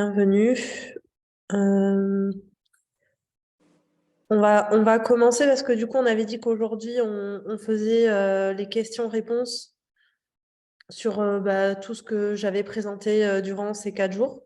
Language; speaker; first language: French; native; French